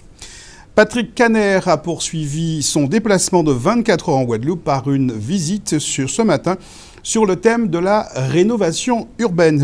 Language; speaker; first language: French; native; French